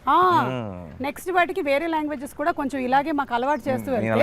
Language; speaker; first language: Telugu; native; Telugu